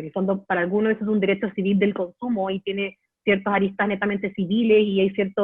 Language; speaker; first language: Spanish; native; Spanish